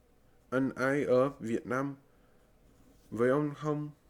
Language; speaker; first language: Vietnamese; non-native, learner; English